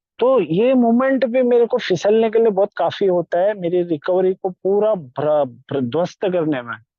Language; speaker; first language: Hindi; non-native, local second language; Marathi